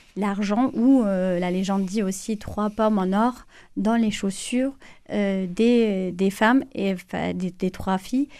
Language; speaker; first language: French; non-native, fluent; German